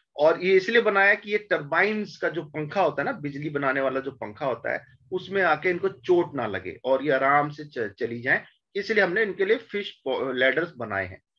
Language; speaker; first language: Hindi; native; Hindi